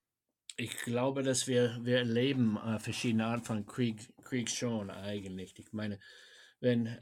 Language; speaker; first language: German; non-native, fluent; English